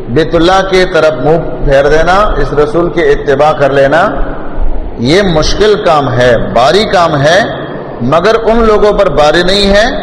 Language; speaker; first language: Urdu; non-native, local second language; Pashto